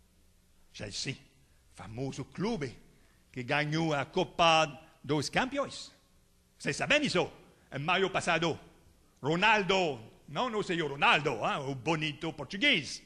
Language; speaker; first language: Portuguese; non-native, fluent; French